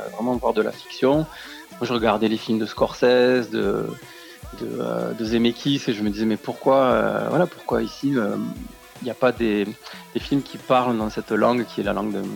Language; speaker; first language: French; native; French